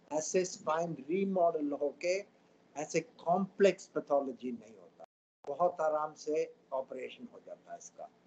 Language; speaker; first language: Hindi; non-native, local second language; Tamil